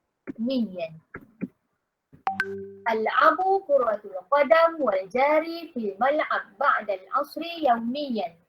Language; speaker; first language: Arabic; non-native, fluent; Malay